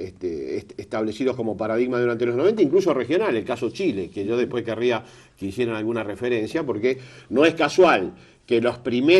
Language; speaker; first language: Spanish; native; Spanish